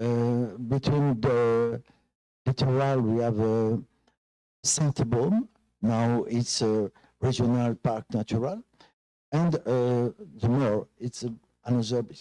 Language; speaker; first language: English; non-native, fluent; French